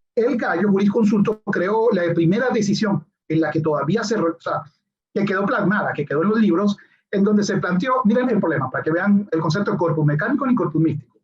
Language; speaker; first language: Spanish; non-native, local second language; English